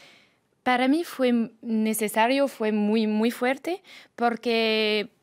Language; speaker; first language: Spanish; non-native, fluent; French